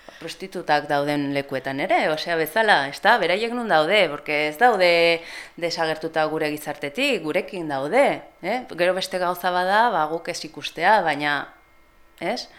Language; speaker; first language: Basque; non-native, local second language; Spanish